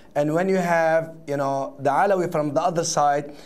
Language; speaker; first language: English; non-native, fluent; Arabic